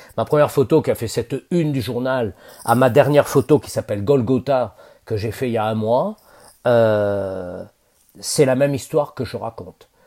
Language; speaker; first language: French; native; French